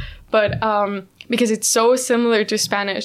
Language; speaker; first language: English; non-native, fluent; Spanish